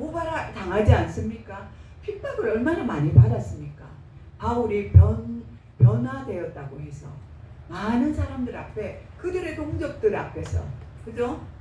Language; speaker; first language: Korean; native; Korean